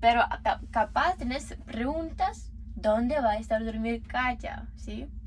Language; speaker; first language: Spanish; non-native, learner; Ukrainian